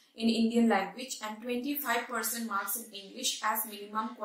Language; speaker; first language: English; non-native, local second language; Assamese